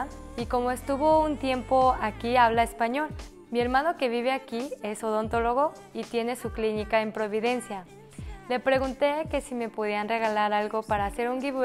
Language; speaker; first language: Spanish; early bilingual, other home language; Korean